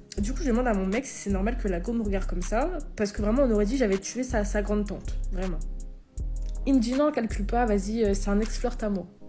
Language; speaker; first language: French; native; French